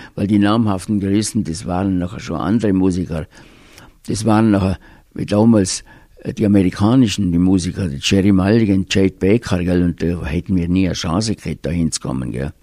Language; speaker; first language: German; native; German